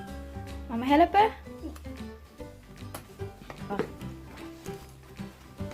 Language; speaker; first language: Dutch; non-native, learner; Filipino